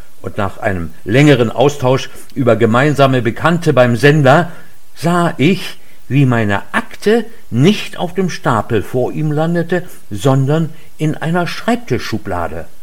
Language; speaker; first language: German; native; German